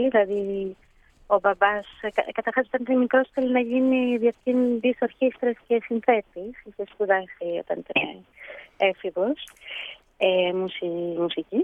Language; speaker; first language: Greek; early bilingual, heritage; Greek